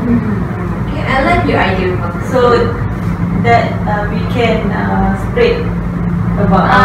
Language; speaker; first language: English; non-native, local second language; Malay